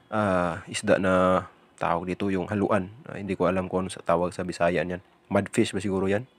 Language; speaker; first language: Filipino; non-native, local second language; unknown